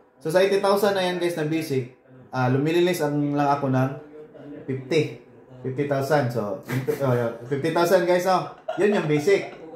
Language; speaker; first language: Filipino; non-native, local second language; Cebuano